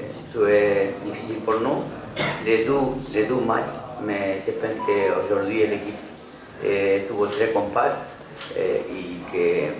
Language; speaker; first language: French; non-native, learner; Spanish